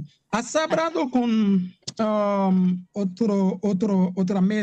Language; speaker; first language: Spanish; non-native, fluent; Haitian Creole